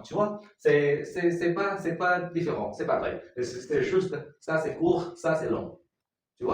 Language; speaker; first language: French; non-native, learner; Khmer